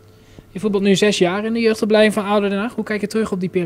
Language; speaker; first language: Dutch; native; Dutch